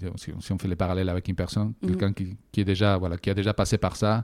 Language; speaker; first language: French; non-native, fluent; Spanish